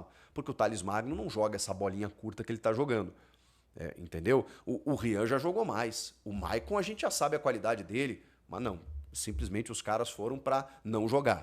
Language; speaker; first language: Portuguese; native; Portuguese